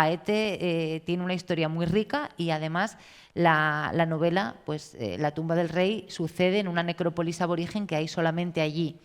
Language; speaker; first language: Spanish; native; Spanish